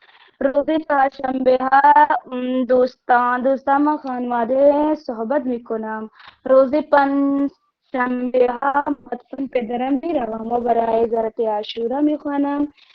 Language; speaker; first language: Persian; non-native, learner; Urdu